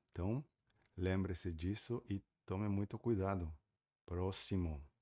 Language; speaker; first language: Portuguese; non-native, fluent; Spanish